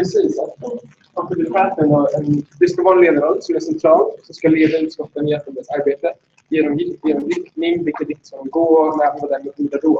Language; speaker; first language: Swedish; native; Swedish